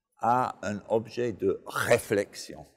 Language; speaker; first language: French; non-native, fluent; English